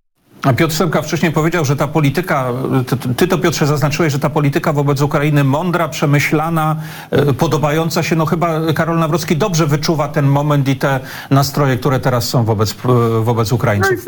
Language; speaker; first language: Polish; native; Polish